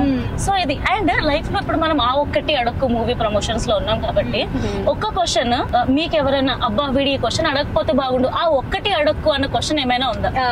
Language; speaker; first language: Telugu; native; Telugu